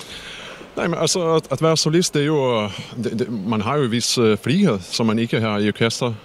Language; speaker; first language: Danish; non-native, fluent; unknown